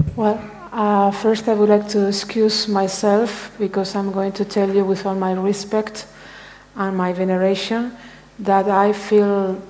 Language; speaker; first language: English; non-native, fluent; Spanish